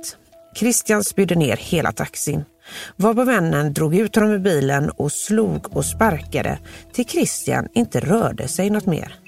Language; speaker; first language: Swedish; native; Swedish